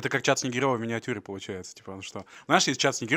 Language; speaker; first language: Russian; native; Russian